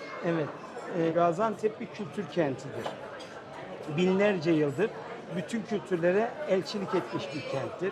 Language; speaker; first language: Turkish; native; Turkish